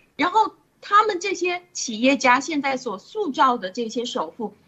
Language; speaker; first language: Chinese; non-native, fluent; English